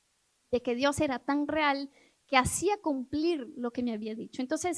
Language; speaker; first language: Spanish; native; Spanish